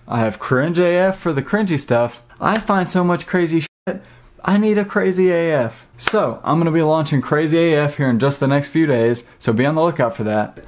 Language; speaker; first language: English; native; English